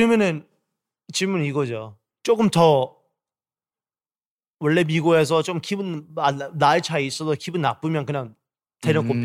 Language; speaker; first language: Korean; early bilingual, heritage; English